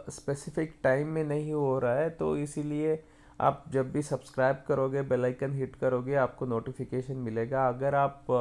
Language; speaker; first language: Hindi; non-native, local second language; Kannada